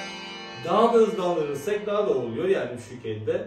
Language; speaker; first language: Turkish; non-native, fluent; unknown